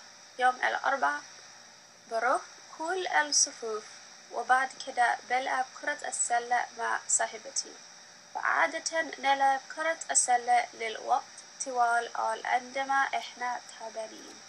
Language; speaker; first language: Arabic; non-native, learner; English